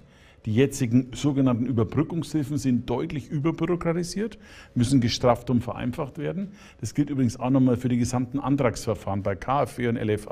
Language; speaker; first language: German; native; German